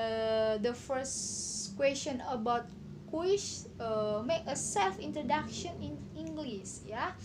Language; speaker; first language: English; non-native, learner; Indonesian